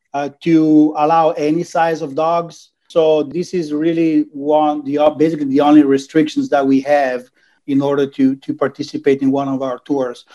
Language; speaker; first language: English; non-native, fluent; Italian